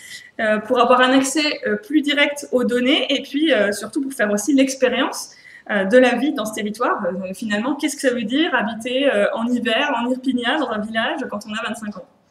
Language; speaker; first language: French; native; French